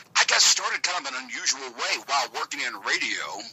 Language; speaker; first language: English; native; English